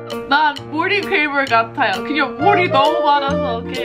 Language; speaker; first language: Korean; non-native, learner; English